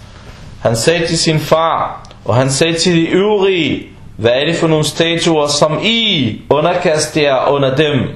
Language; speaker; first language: Danish; non-native, fluent; Arabic